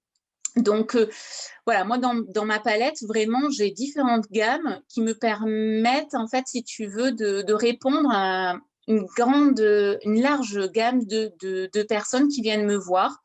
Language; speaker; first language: French; native; French